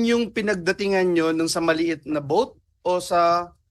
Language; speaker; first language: Filipino; native; Filipino